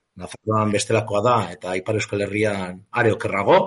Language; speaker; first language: Basque; native; Basque